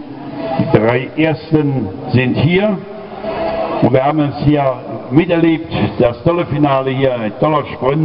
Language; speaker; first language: German; native; German